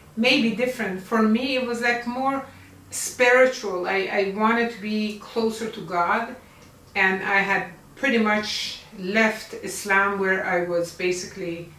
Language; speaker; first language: English; non-native, fluent; Persian